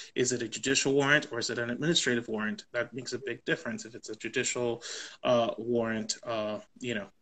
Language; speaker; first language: English; native; English